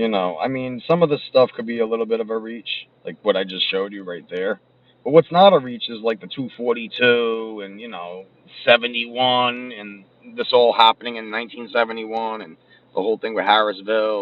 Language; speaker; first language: English; native; English